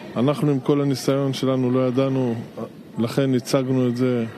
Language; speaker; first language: Hebrew; native; Hebrew